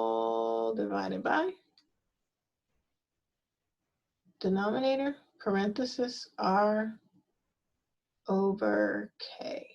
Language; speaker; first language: English; native; English